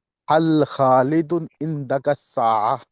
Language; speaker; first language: Arabic; non-native, fluent; Urdu